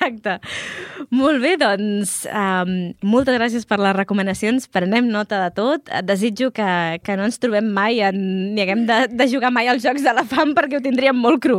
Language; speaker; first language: Catalan; native; Catalan